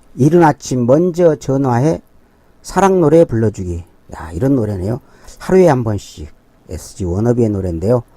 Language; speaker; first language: Korean; native; Korean